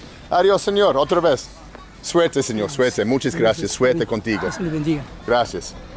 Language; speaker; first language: Spanish; non-native, learner; English